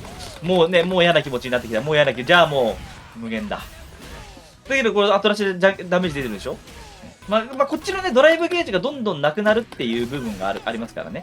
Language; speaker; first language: Japanese; native; Japanese